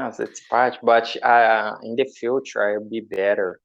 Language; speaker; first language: English; non-native, learner; Portuguese